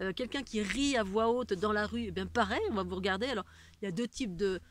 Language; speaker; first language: French; native; French